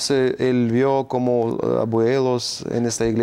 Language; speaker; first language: Spanish; non-native, fluent; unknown